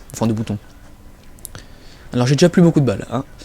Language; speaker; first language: French; native; French